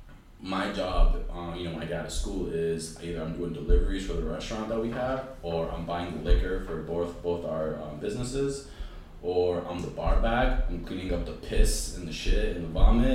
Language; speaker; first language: English; native; English